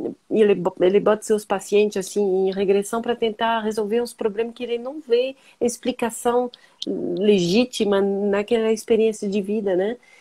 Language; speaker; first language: Portuguese; non-native, fluent; French